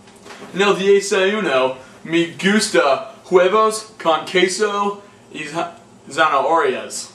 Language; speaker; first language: Spanish; non-native, learner; English